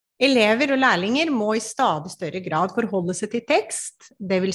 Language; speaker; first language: Norwegian; non-native, fluent; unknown